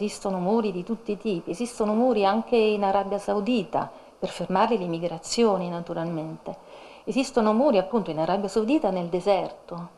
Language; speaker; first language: Italian; native; Italian